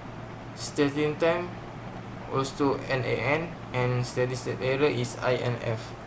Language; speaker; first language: English; non-native, learner; Malay